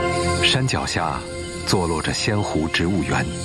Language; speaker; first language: Chinese; native; Chinese